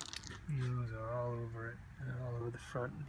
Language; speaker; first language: English; native; English